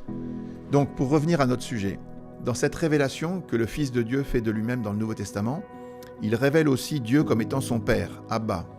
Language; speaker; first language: French; native; French